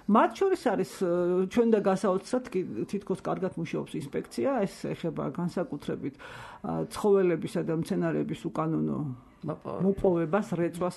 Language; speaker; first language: Georgian; native; Georgian